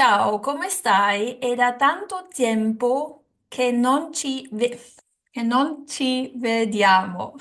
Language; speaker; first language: Italian; non-native, learner; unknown